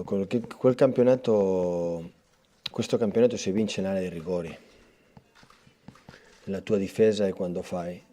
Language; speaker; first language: Italian; non-native, fluent; Catalan